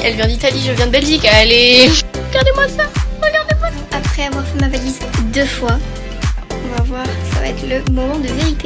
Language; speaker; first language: French; native; French